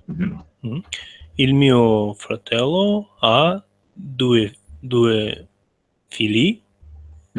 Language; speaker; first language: Italian; non-native, learner; Russian